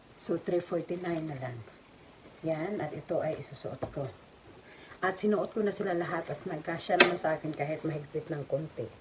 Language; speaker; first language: Filipino; non-native, local second language; Cebuano